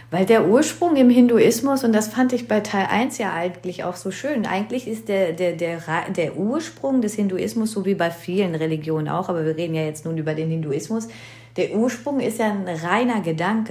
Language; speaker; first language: German; early bilingual, other home language; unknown